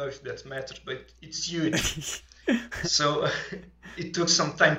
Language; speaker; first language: English; non-native, fluent; Portuguese